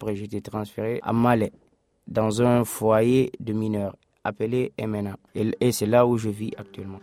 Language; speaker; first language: French; non-native, local second language; Fula